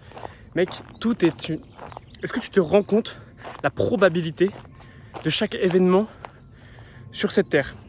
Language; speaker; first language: French; native; French